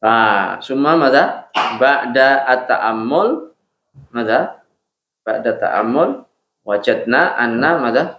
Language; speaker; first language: Arabic; non-native, fluent; Indonesian